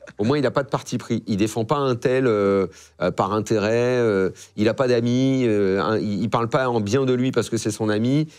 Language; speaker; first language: French; native; French